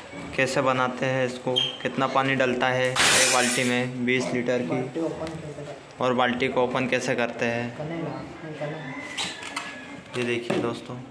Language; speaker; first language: Hindi; native; Hindi